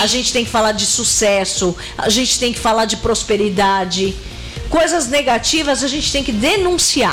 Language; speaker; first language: Portuguese; native; Portuguese